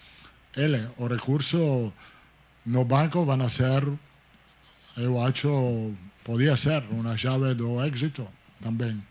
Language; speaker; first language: Portuguese; non-native, fluent; Italian